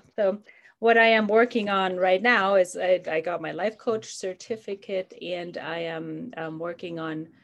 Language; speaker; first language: English; non-native, fluent; German